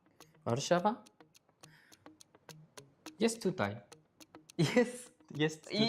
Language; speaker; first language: Polish; non-native, learner; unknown